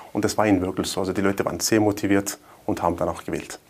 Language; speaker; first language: German; native; German